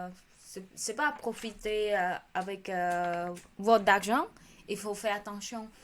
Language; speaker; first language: French; non-native, learner; Khmer